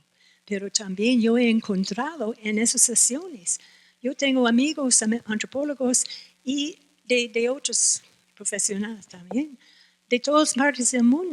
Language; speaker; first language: Spanish; non-native, fluent; English